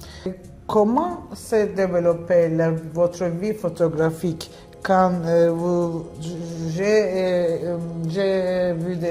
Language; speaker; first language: French; non-native, fluent; Turkish